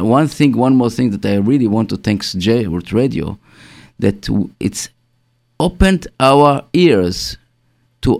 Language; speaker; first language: English; non-native, fluent; Hebrew